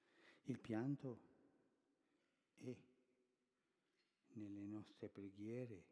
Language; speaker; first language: Italian; early bilingual, heritage; Spanish